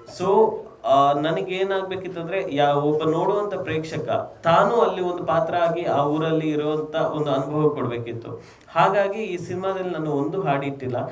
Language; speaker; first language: Kannada; native; Kannada